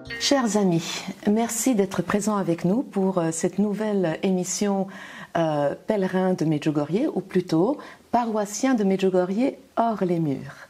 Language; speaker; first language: French; native; French